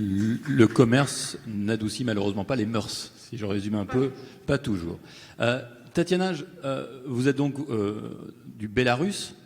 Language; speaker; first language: French; native; French